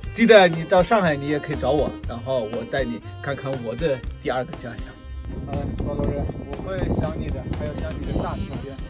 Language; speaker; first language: Chinese; non-native, fluent; German